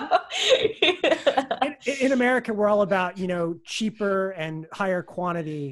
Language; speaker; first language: English; native; English